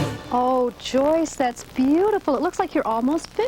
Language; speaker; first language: English; native; English